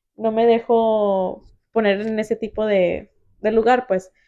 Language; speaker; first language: Spanish; early bilingual, heritage; Spanish